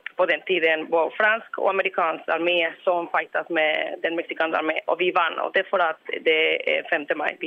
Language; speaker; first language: Swedish; non-native, fluent; Spanish